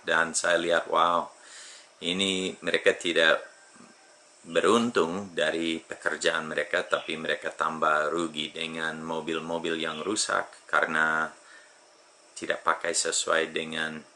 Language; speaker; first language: Indonesian; non-native, fluent; English